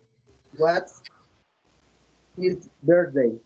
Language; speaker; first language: English; non-native, learner; Spanish